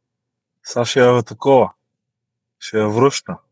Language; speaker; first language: Bulgarian; native; Bulgarian